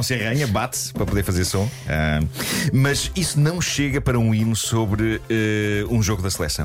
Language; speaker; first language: Portuguese; native; Portuguese